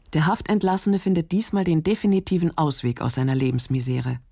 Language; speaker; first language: German; native; German